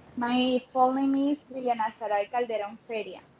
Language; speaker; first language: English; non-native, learner; Spanish